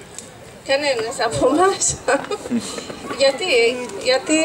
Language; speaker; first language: Greek; non-native, fluent; Arabic